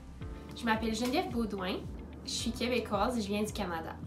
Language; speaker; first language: French; native; French